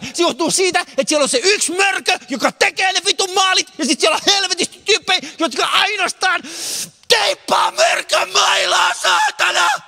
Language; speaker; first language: Finnish; non-native, fluent; Persian